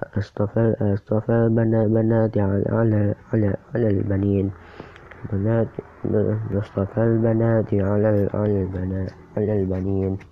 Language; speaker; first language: Arabic; non-native, learner; Indonesian